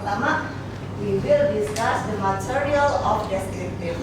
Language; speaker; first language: English; non-native, local second language; Indonesian